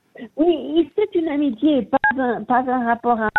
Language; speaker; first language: French; non-native, learner; Portuguese